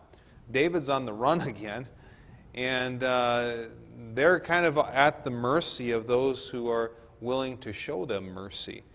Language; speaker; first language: English; native; English